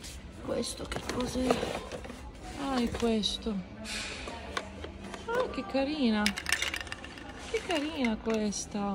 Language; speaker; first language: Italian; non-native, fluent; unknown